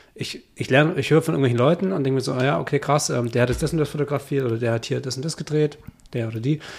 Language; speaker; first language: German; native; German